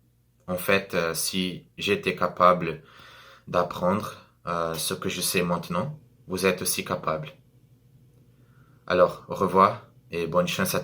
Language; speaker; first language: French; non-native, fluent; Portuguese